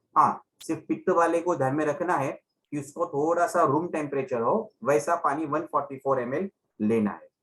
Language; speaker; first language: Hindi; non-native, local second language; Gujarati